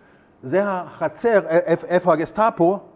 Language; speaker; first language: Hebrew; non-native, learner; German